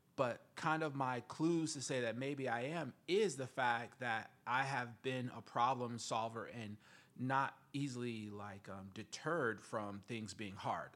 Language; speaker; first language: English; native; English